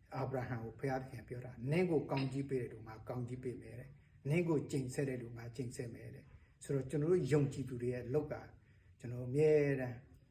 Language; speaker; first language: Burmese; non-native, local second language; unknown